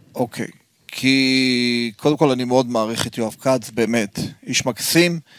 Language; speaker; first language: Hebrew; native; Hebrew